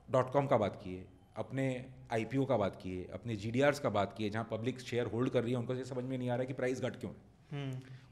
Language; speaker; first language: Hindi; non-native, local second language; Marwari